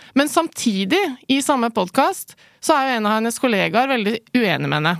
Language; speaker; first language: Norwegian; early bilingual, other home language; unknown